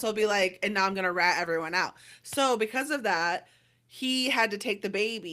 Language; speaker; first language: English; native; English